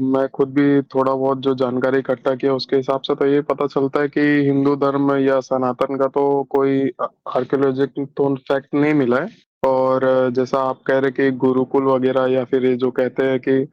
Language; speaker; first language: Hindi; native; Hindi